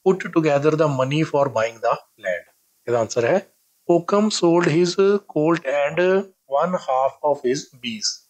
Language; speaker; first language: English; non-native, local second language; Punjabi